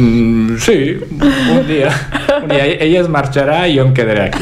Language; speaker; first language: Catalan; non-native, fluent; Italian